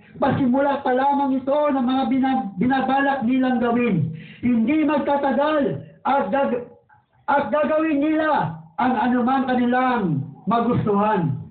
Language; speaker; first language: Filipino; non-native, local second language; Waray